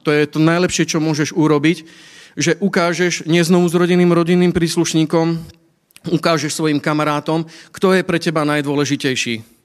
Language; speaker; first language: Slovak; native; Slovak